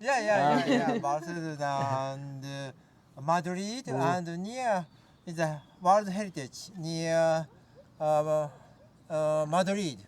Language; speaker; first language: English; non-native, learner; Japanese